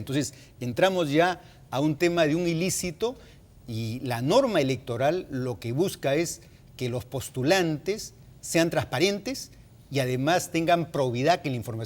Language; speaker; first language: Spanish; native; Spanish